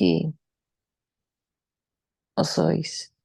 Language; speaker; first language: English; non-native, learner; Spanish